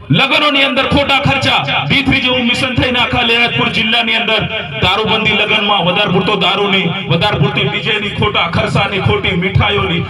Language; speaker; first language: Gujarati; non-native, local second language; Rathawi